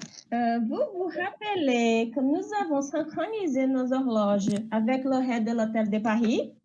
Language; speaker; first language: French; non-native, learner; Portuguese